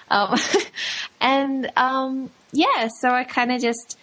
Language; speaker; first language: English; native; English